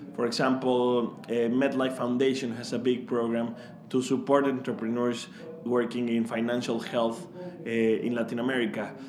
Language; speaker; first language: English; non-native, fluent; Spanish